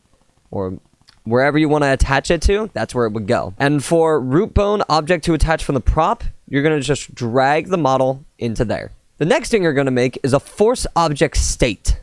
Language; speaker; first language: English; native; English